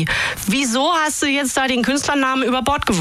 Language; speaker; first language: German; native; German